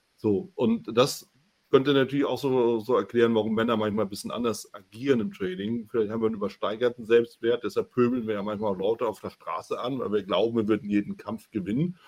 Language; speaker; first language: German; native; German